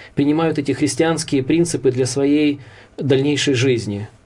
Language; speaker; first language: Russian; native; Russian